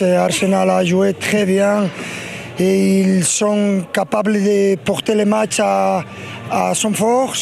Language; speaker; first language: French; non-native, fluent; Spanish